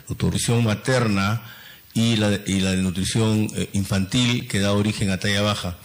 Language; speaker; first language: Spanish; native; Spanish